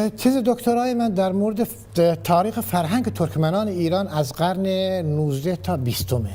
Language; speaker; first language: Persian; non-native, local second language; Turkmen